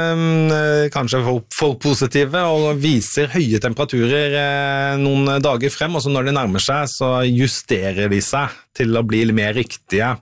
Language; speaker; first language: Norwegian; native; Norwegian